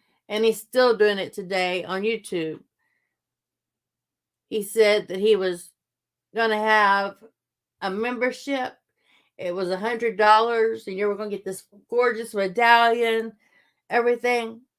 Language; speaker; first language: English; native; English